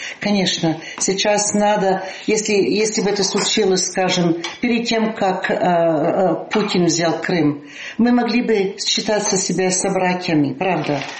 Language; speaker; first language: Russian; early bilingual, heritage; Russian